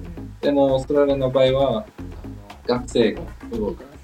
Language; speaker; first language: Japanese; non-native, learner; English